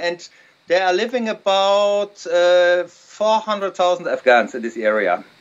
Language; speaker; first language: English; non-native, fluent; German